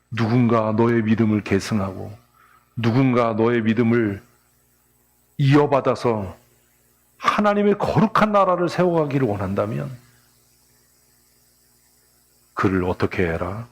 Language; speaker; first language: Korean; native; Korean